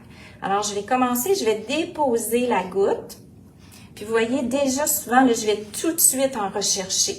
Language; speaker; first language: French; native; French